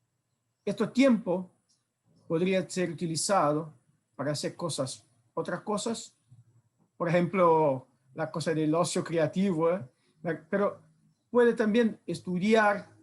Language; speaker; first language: Spanish; non-native, fluent; Portuguese